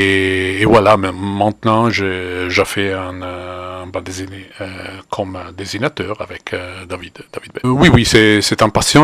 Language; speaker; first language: French; non-native, fluent; Italian